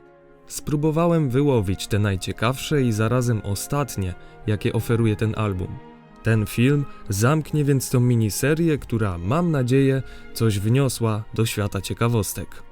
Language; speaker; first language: Polish; native; Polish